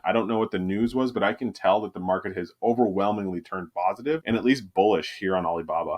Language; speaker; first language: English; native; English